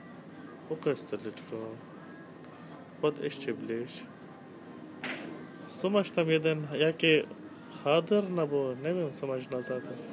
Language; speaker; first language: Czech; non-native, learner; Turkish